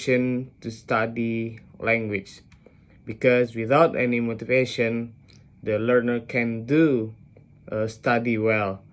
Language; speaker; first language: English; non-native, learner; Indonesian